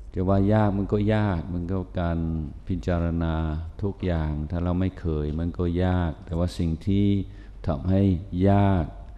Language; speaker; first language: Thai; non-native, fluent; English